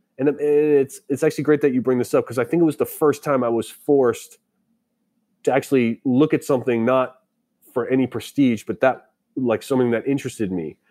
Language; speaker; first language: English; native; English